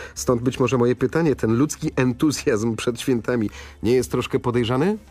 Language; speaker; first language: Polish; native; Polish